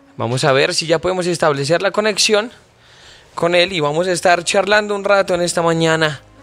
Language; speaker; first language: Spanish; native; Spanish